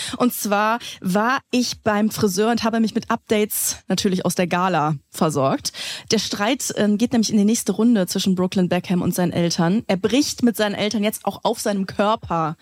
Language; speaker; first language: German; native; German